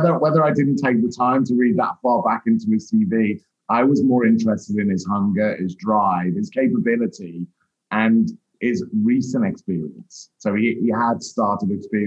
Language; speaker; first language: English; native; English